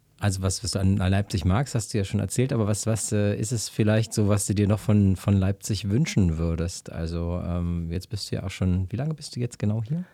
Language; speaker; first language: German; native; German